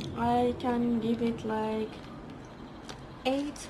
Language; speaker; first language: English; non-native, learner; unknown